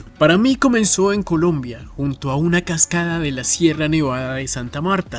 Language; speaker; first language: Spanish; native; Spanish